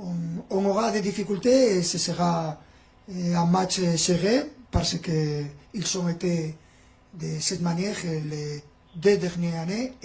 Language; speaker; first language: French; non-native, fluent; Spanish